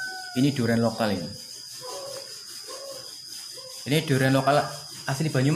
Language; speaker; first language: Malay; non-native, local second language; Javanese